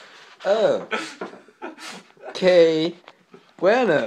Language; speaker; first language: Spanish; non-native, learner; English